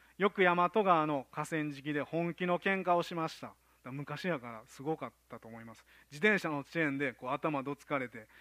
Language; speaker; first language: Japanese; native; Japanese